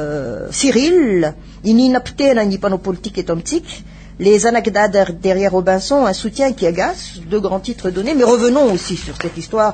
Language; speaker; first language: French; non-native, local second language; Malagasy